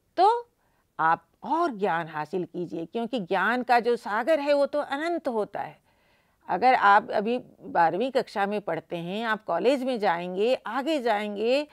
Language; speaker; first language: Hindi; native; Hindi